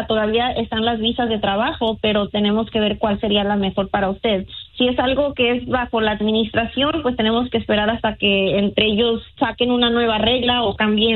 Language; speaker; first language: Spanish; early bilingual, other home language; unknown